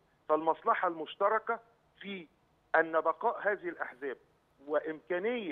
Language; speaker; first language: Arabic; native; Arabic